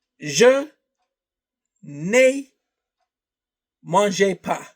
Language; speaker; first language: French; non-native, learner; English